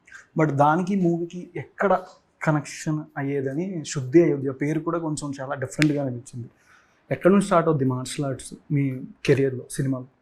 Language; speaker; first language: Telugu; native; Telugu